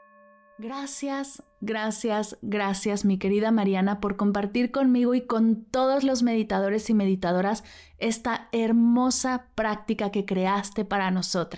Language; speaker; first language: Spanish; native; Spanish